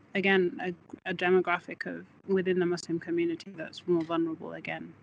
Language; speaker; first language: English; native; English